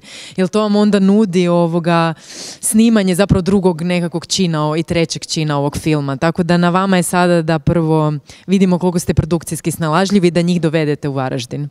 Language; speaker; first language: Croatian; native; Croatian